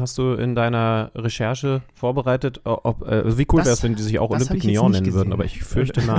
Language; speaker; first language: German; native; German